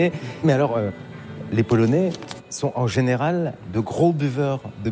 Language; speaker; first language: French; native; French